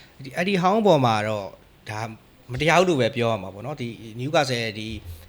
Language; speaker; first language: Burmese; native; Burmese